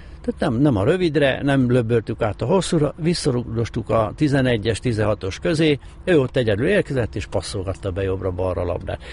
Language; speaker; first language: Hungarian; native; Hungarian